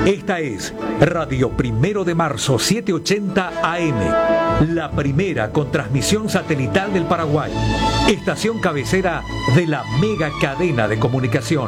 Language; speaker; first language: Spanish; native; Spanish